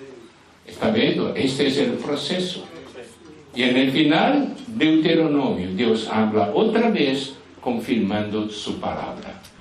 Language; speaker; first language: Spanish; non-native, fluent; Portuguese